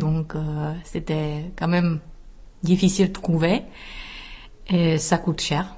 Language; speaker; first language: French; non-native, fluent; Czech